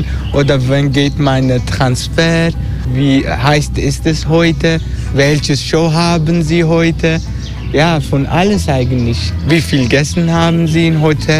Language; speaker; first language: German; non-native, learner; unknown